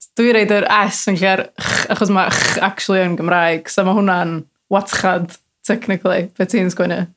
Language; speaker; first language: Welsh; native; Welsh